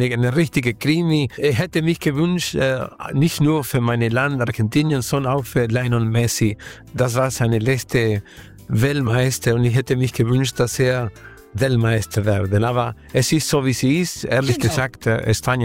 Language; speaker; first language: German; non-native, fluent; Spanish